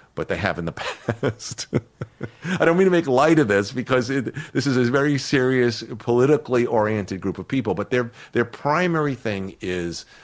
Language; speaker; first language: English; native; English